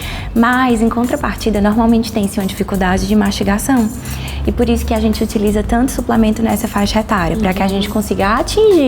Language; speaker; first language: Portuguese; native; Portuguese